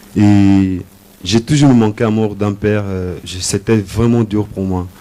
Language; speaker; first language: French; non-native, learner; Portuguese